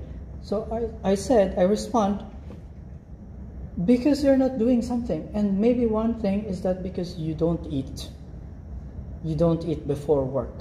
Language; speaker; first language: English; non-native, fluent; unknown